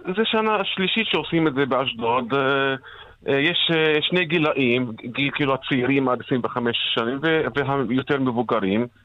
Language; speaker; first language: Hebrew; non-native, local second language; Arabic